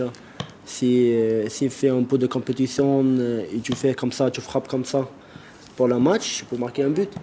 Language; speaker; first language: French; non-native, learner; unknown